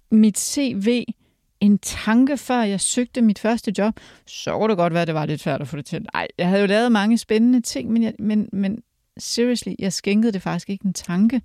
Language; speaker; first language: Danish; early bilingual, other home language; Polish